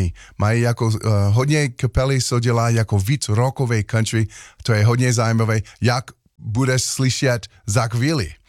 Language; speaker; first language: Czech; non-native, learner; English